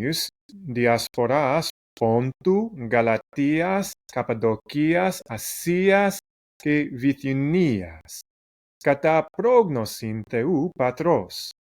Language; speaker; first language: Greek; non-native, fluent; English